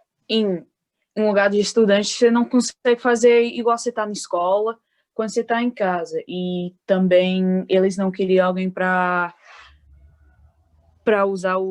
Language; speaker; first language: Portuguese; early bilingual, heritage; Portuguese